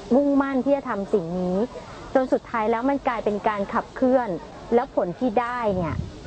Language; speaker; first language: Thai; native; Thai